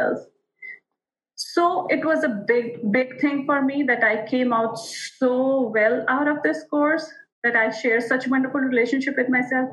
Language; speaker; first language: English; non-native, local second language; Hindi